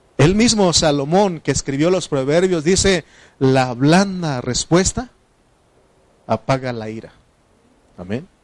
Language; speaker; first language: Spanish; non-native, local second language; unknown